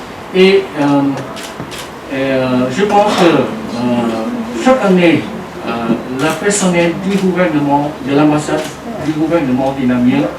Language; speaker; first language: French; non-native, learner; Vietnamese